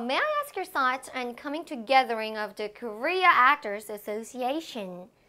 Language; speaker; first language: English; non-native, fluent; Korean